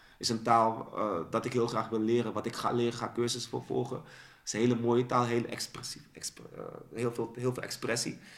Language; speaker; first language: Dutch; early bilingual, other home language; Sranan Tongo